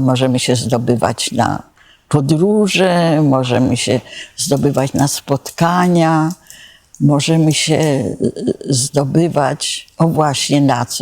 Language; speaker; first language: Polish; native; Polish